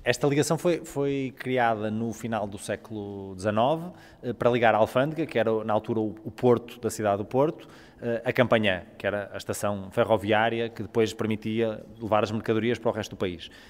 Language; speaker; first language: Portuguese; native; Portuguese